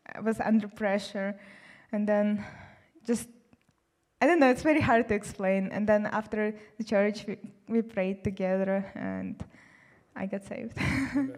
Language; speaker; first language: English; non-native, fluent; Russian